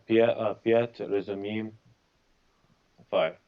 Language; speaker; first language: Czech; non-native, learner; English